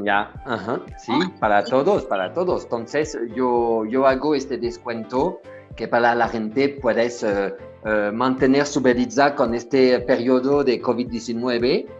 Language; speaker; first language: Spanish; non-native, learner; French